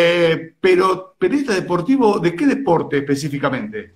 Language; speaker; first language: Spanish; native; Spanish